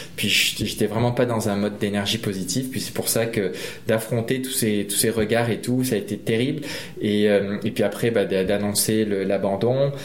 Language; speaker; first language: French; native; French